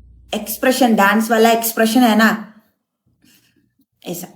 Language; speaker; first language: Hindi; non-native, learner; Malayalam